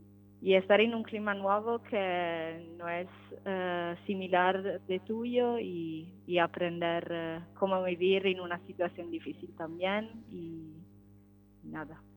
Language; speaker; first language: Spanish; non-native, learner; Italian